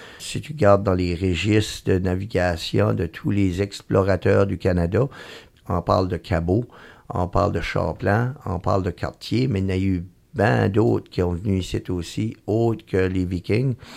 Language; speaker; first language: French; native; French